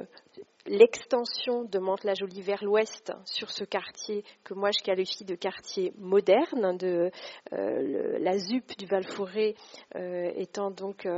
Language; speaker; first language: French; native; French